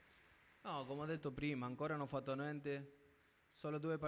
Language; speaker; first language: Italian; non-native, fluent; Spanish